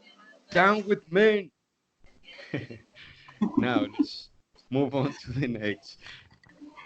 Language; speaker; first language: English; non-native, fluent; Spanish